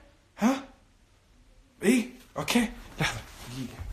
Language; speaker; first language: Arabic; native; Arabic